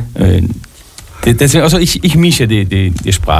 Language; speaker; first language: German; non-native, fluent; Spanish